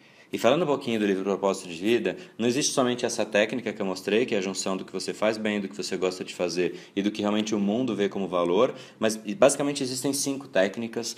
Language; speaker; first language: Portuguese; native; Portuguese